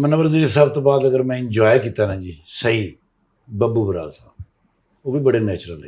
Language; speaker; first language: Urdu; non-native, local second language; Punjabi